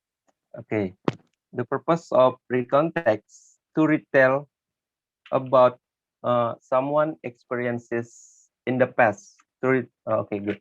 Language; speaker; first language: English; non-native, learner; Indonesian